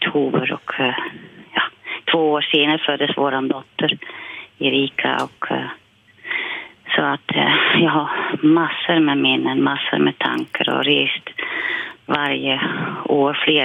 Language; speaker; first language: Swedish; non-native, fluent; Dutch